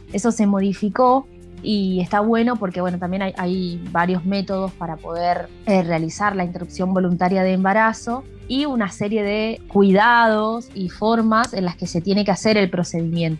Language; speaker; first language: Spanish; native; Spanish